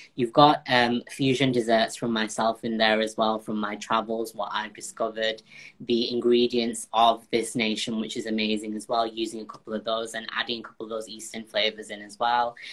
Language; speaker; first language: English; native; English